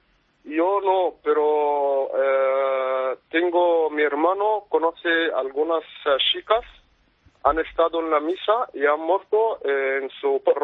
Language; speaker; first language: Spanish; non-native, fluent; Arabic